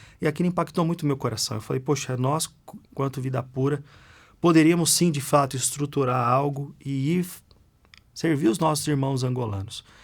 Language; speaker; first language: Portuguese; native; Portuguese